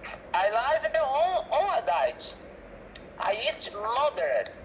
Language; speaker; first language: English; non-native, learner; Portuguese